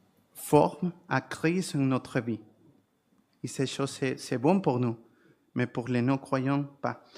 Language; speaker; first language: French; non-native, fluent; Spanish